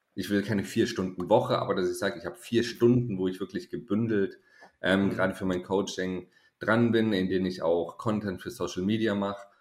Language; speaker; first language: German; native; German